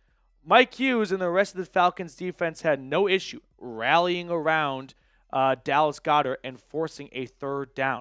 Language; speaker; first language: English; native; English